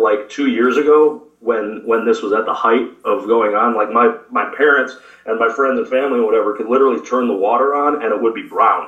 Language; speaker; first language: English; native; English